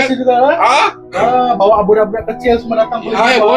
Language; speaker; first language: Malay; native; Malay